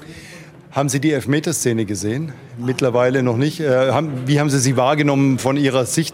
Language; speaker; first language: German; native; German